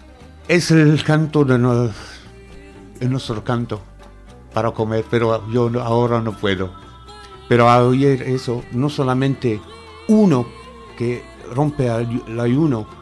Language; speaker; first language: Spanish; non-native, fluent; Arabic